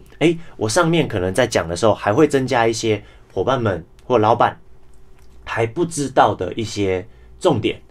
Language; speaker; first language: Chinese; non-native, local second language; English